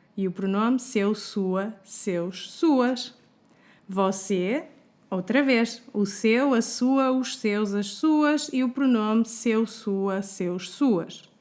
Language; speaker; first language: Portuguese; native; Portuguese